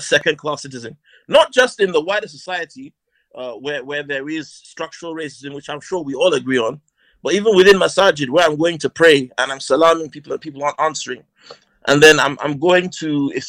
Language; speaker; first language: English; non-native, local second language; Hausa